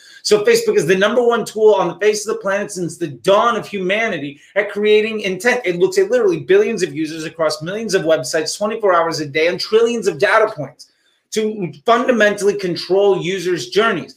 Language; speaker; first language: English; native; English